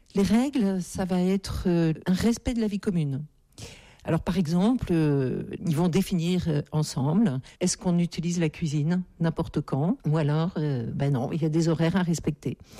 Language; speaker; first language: French; native; French